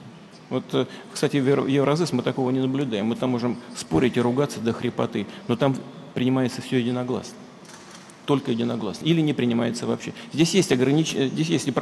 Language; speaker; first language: Russian; native; Russian